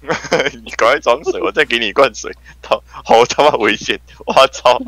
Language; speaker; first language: Chinese; native; Chinese